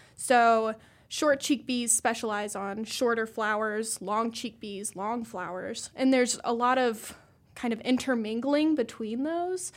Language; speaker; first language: English; native; English